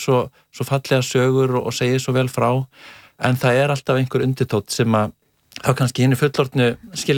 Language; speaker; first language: Icelandic; native; Icelandic